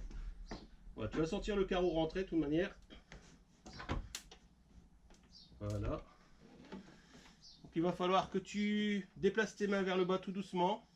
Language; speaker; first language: French; native; French